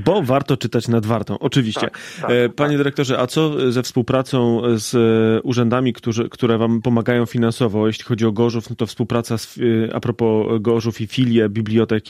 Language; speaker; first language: Polish; native; Polish